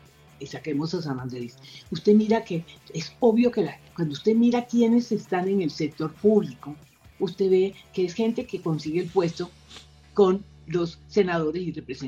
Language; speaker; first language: Spanish; native; Spanish